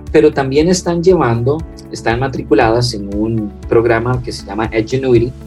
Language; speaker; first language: Spanish; non-native, fluent; French